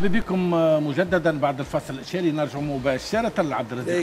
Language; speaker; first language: Arabic; native; Arabic